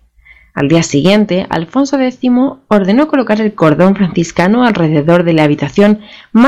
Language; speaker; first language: Spanish; native; Spanish